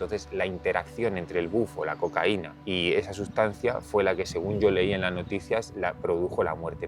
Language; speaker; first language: Spanish; native; Spanish